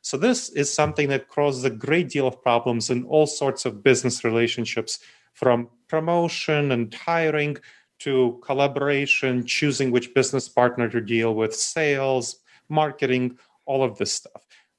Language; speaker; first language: English; early bilingual, other home language; Romanian